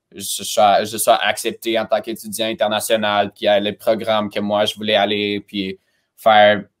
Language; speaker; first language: French; early bilingual, other home language; Romanian